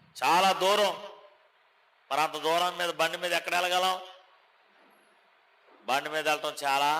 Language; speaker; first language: Telugu; native; Telugu